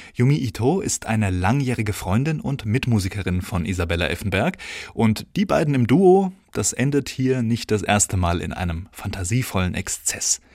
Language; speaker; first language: German; native; German